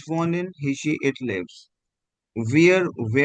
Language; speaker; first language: German; non-native, fluent; Hindi